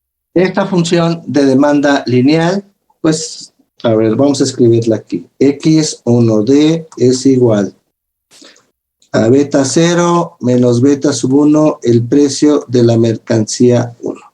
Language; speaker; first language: Spanish; native; Spanish